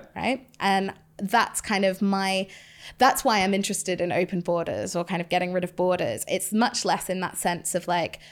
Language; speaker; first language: English; native; English